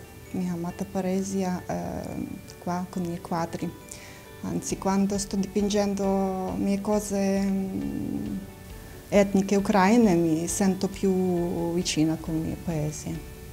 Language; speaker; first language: Italian; non-native, learner; Ukrainian